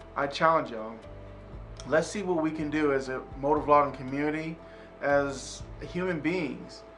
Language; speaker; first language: English; native; English